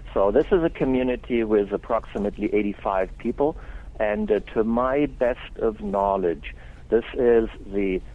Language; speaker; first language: English; non-native, fluent; German